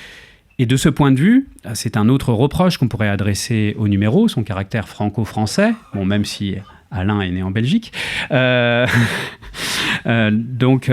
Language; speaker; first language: French; native; French